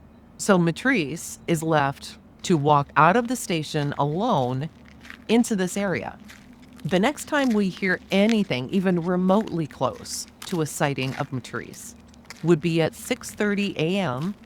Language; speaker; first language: English; native; English